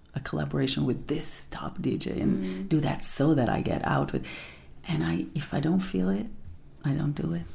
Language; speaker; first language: English; non-native, fluent; Italian